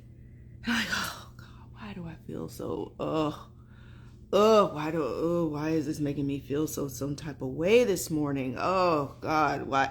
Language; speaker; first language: English; native; English